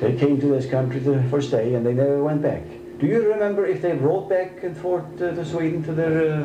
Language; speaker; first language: English; non-native, fluent; Swedish